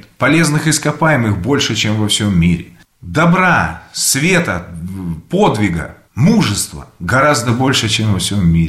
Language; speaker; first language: Russian; native; Russian